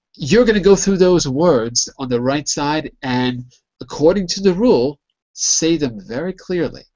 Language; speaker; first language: English; native; English